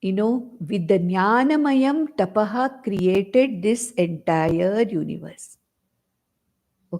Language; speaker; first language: English; non-native, local second language; Konkani